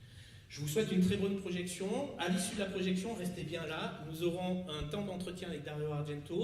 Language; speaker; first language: French; native; French